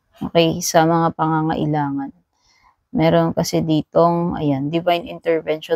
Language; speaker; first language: Filipino; native; Filipino